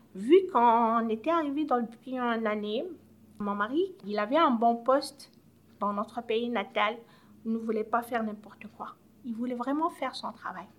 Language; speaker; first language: French; non-native, local second language; Arabic